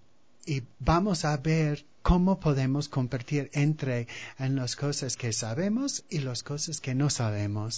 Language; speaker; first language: Spanish; non-native, fluent; English